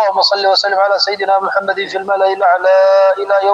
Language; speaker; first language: Arabic; non-native, fluent; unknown